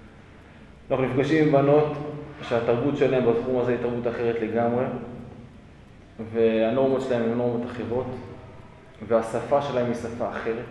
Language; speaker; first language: Hebrew; native; Hebrew